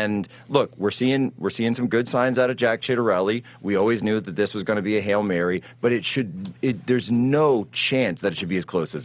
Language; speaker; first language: English; native; English